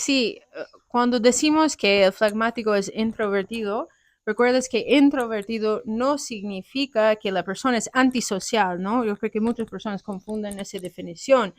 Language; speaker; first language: Spanish; non-native, fluent; English